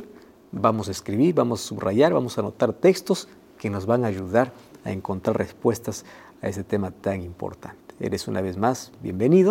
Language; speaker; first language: Spanish; native; Spanish